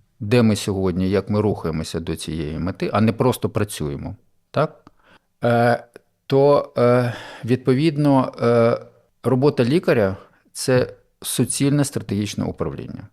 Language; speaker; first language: Ukrainian; native; Ukrainian